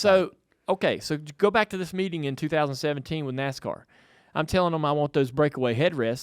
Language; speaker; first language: English; native; English